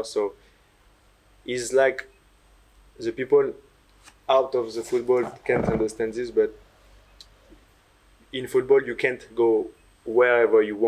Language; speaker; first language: English; non-native, learner; French